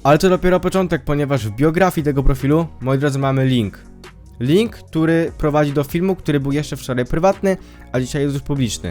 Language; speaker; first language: Polish; native; Polish